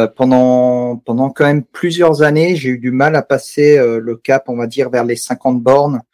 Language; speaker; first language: French; native; French